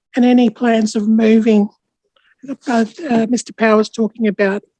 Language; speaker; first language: English; native; English